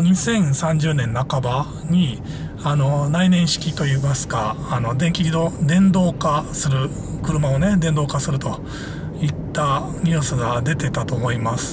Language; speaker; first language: Japanese; native; Japanese